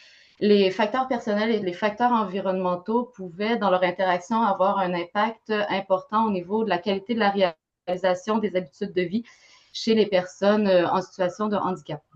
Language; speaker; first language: French; native; French